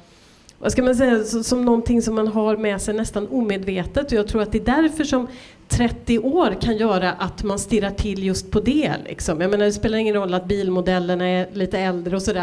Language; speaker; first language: Swedish; native; Swedish